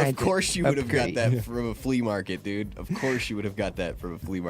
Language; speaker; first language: English; native; English